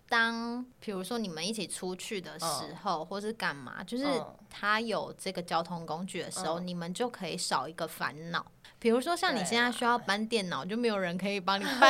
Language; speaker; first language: Chinese; native; Chinese